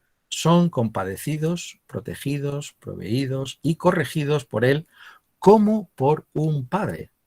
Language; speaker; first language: Spanish; native; Spanish